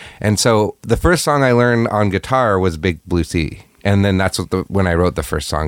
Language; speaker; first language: English; native; English